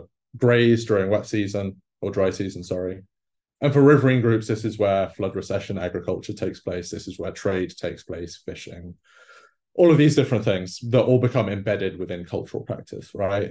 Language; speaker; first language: English; native; English